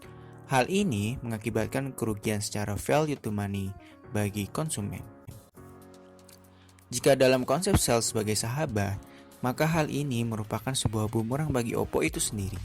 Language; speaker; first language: Indonesian; native; Indonesian